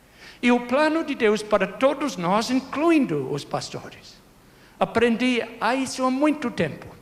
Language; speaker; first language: Portuguese; non-native, fluent; English